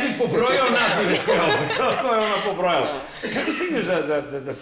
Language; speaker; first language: Serbian; native; Serbian